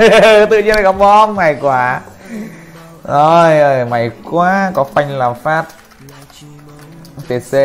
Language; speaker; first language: Vietnamese; native; Vietnamese